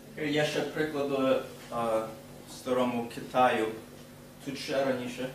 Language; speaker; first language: Ukrainian; early bilingual, heritage; Ukrainian